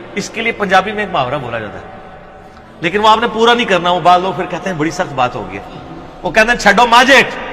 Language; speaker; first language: Urdu; non-native, local second language; Punjabi